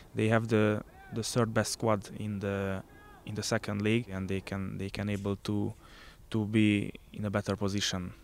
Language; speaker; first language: English; non-native, fluent; Hungarian